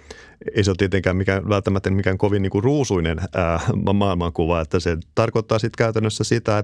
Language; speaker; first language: Finnish; native; Finnish